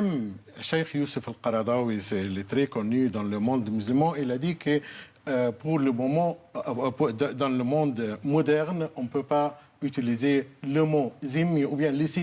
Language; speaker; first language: French; non-native, fluent; Arabic